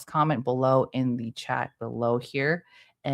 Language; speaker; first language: English; native; English